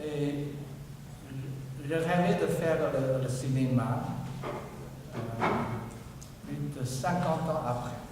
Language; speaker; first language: French; non-native, fluent; Chinese